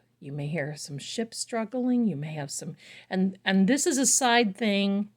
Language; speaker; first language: English; native; English